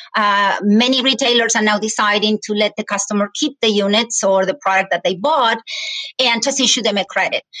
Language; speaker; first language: English; non-native, fluent; Spanish